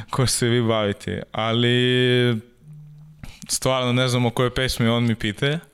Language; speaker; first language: Serbian; non-native, learner; Russian